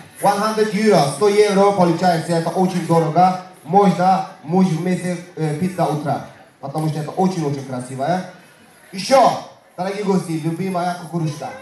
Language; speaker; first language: Russian; non-native, learner; Turkish